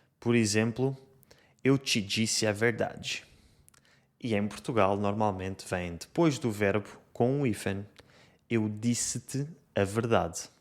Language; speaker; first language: Portuguese; native; Portuguese